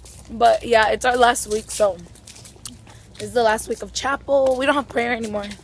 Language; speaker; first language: English; early bilingual, other home language; Spanish